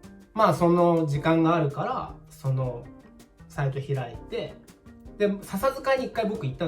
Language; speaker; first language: Japanese; native; Japanese